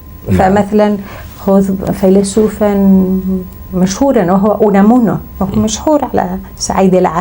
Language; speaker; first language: Arabic; non-native, fluent; Spanish